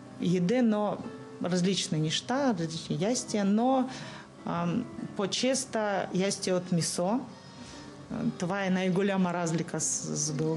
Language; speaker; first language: Bulgarian; non-native, learner; Russian